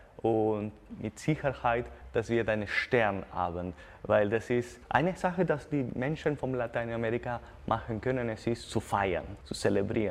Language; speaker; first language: German; non-native, fluent; Spanish